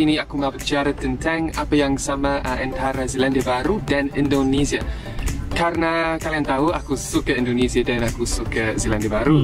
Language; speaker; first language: Indonesian; non-native, learner; English